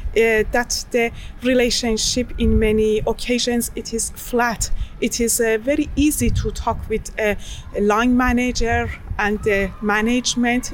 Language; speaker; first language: English; non-native, learner; Persian